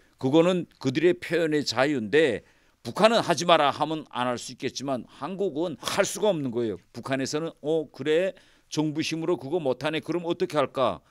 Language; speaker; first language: Korean; native; Korean